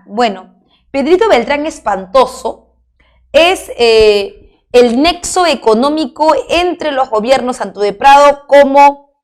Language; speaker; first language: Spanish; native; Spanish